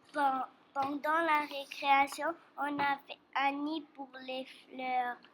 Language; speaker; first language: French; non-native, learner; Portuguese